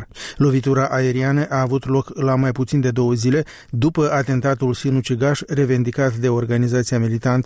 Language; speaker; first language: Romanian; native; Romanian